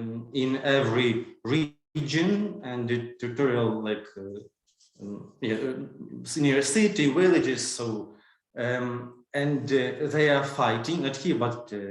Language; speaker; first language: English; non-native, learner; Ukrainian